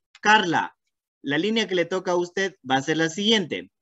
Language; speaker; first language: Spanish; native; Spanish